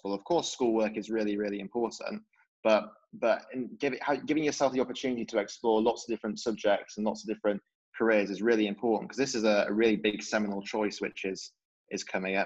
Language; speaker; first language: English; native; English